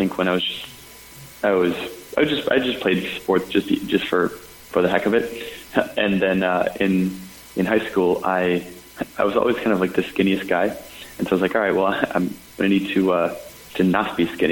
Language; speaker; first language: English; native; English